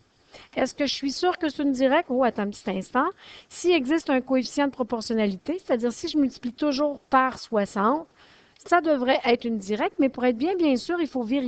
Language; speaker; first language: French; native; French